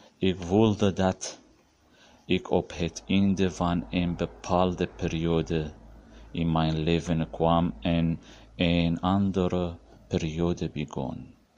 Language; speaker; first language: Dutch; non-native, learner; Arabic